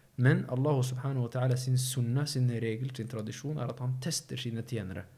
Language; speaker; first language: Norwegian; native; Norwegian